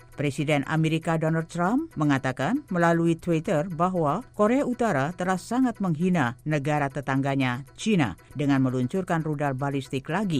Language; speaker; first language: Indonesian; native; Indonesian